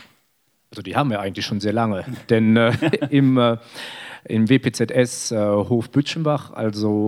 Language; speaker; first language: German; native; German